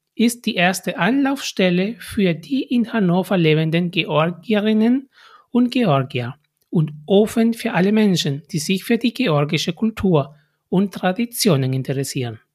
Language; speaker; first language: German; non-native, fluent; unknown